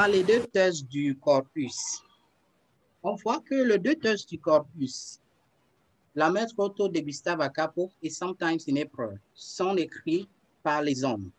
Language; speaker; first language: French; non-native, fluent; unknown